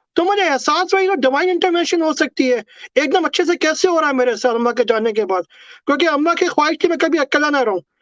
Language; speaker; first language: Urdu; native; Urdu